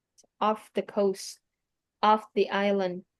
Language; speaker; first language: English; non-native, fluent; Indonesian